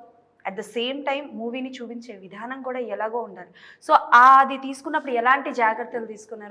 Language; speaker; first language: Telugu; native; Telugu